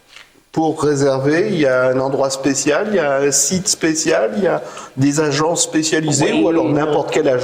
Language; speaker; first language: French; native; French